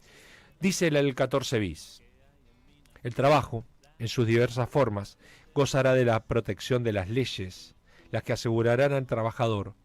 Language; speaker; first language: Spanish; native; Spanish